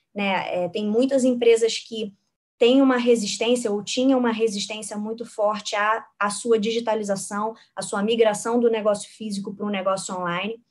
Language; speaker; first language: Portuguese; native; Portuguese